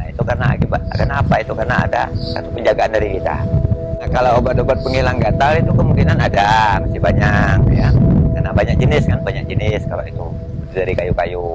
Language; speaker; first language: Indonesian; non-native, local second language; Malay